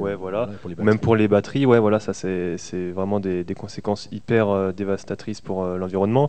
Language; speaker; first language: French; native; French